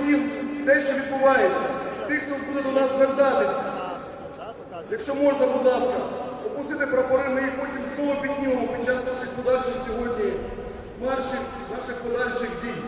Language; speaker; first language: Ukrainian; native; Ukrainian